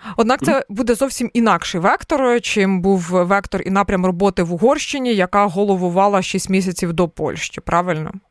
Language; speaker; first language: Ukrainian; native; Ukrainian